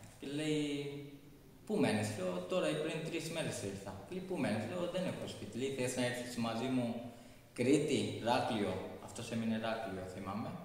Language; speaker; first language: Greek; non-native, fluent; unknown